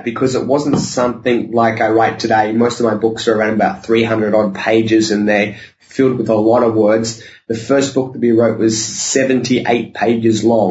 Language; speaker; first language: English; native; English